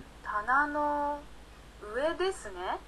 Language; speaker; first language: Japanese; non-native, learner; Indonesian